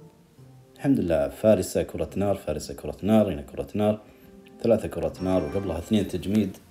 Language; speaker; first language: Arabic; native; Arabic